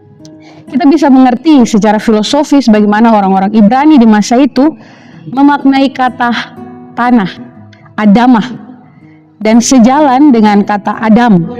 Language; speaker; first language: Indonesian; native; Indonesian